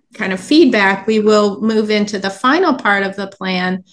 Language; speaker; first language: English; native; English